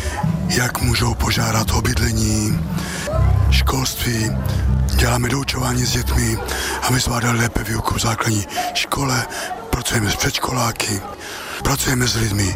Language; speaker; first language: Czech; native; Czech